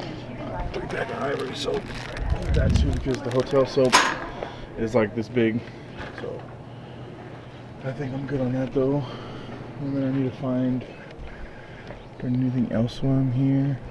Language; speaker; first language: English; native; English